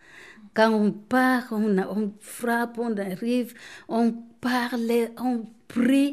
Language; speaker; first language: French; non-native, fluent; Tamil